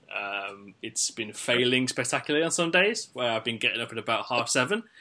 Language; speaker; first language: English; native; English